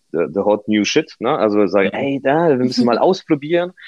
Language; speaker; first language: German; non-native, fluent; Polish